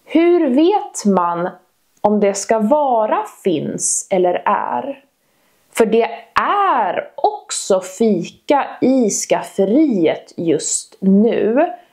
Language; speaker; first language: Swedish; native; Swedish